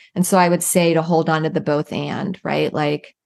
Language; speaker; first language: English; native; English